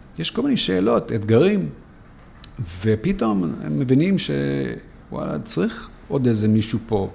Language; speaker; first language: Hebrew; non-native, fluent; English